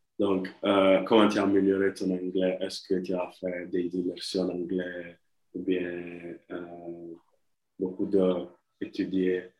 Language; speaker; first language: French; non-native, learner; Italian